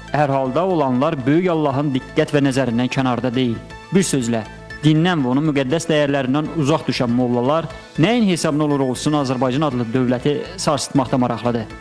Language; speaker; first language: Azerbaijani; native; Azerbaijani